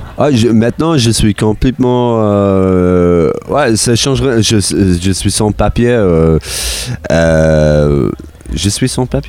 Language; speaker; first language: French; non-native, learner; English